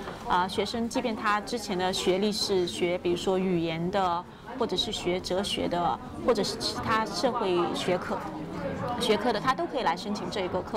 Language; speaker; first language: Chinese; native; Chinese